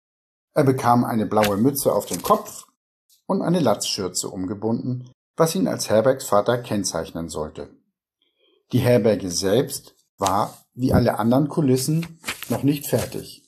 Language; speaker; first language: German; native; German